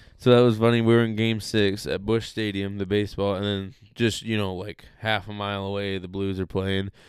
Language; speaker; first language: English; native; English